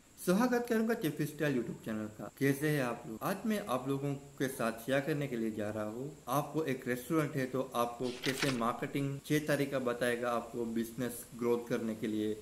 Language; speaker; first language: Hindi; non-native, learner; Sinhala